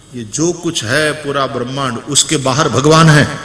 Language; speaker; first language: Hindi; non-native, local second language; Gujarati